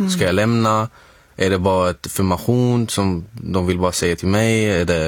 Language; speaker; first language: Swedish; non-native, fluent; Arabic